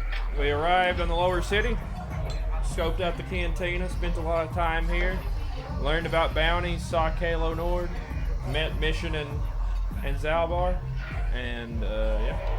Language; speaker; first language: English; native; English